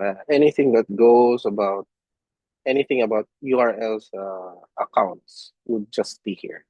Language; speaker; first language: English; non-native, local second language; Cebuano